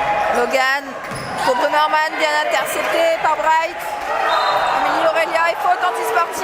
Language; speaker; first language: French; native; French